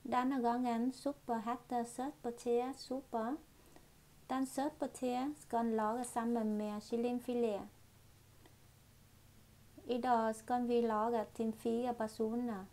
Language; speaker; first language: Norwegian; non-native, learner; Vietnamese